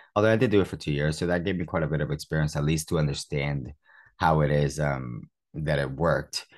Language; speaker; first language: English; early bilingual, other home language; Spanish